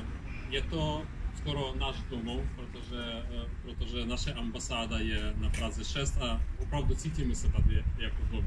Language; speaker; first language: Czech; non-native, fluent; Ukrainian